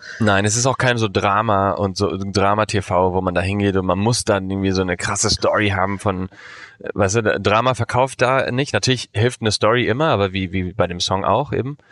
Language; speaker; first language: German; early bilingual, heritage; Spanish